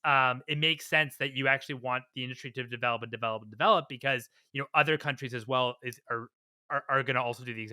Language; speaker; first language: English; native; English